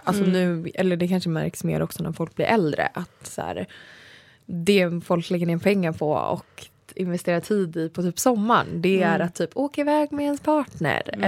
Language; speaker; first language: Swedish; native; Swedish